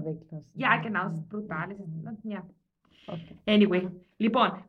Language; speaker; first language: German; non-native, fluent; Greek